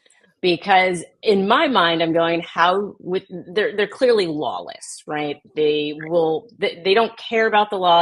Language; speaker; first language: English; native; English